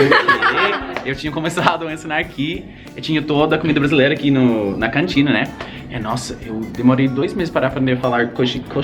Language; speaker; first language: Portuguese; non-native, fluent; English